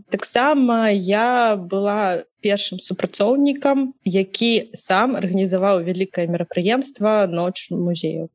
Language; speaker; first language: Belarusian; native; Belarusian